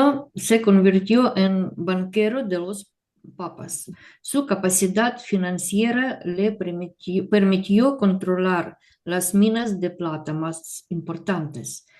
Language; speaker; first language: Spanish; non-native, learner; Russian